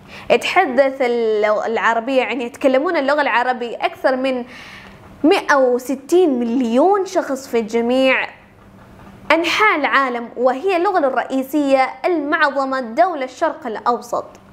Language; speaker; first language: Arabic; early bilingual, other home language; Malayalam